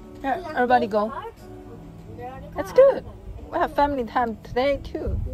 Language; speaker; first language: English; non-native, learner; Chinese